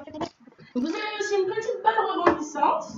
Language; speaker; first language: French; native; French